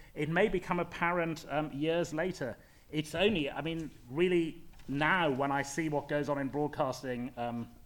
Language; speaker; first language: English; native; English